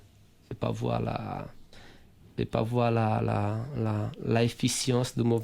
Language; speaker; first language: French; non-native, fluent; Portuguese